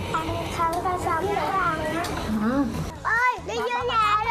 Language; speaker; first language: Vietnamese; native; Vietnamese